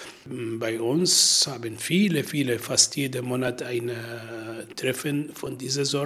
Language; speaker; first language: German; non-native, learner; Arabic